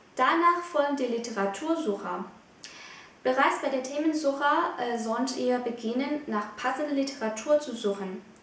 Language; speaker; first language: German; non-native, fluent; Vietnamese